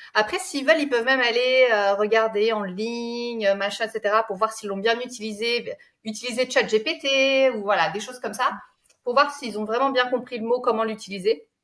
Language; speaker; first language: French; native; French